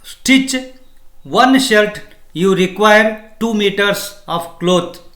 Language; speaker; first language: English; non-native, local second language; Kannada